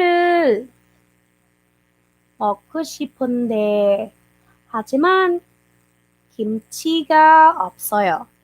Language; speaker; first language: Korean; non-native, learner; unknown